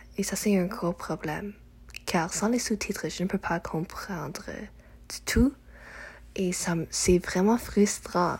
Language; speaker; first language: French; non-native, learner; English